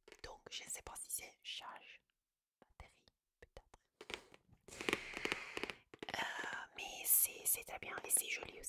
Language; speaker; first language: French; non-native, fluent; Italian